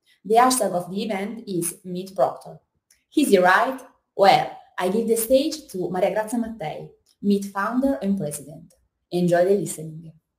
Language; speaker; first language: English; non-native, fluent; Italian